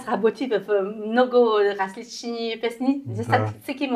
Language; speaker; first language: Bulgarian; non-native, learner; French